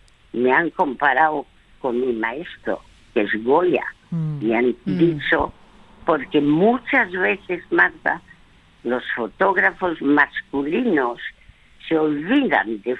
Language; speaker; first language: Spanish; early bilingual, other home language; French